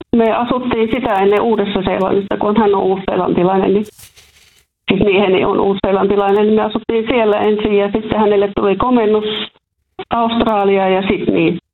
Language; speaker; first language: Finnish; native; Finnish